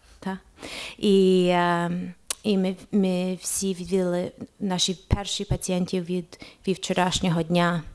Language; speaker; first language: Ukrainian; early bilingual, heritage; Ukrainian